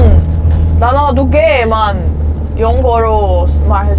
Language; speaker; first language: Korean; non-native, learner; Portuguese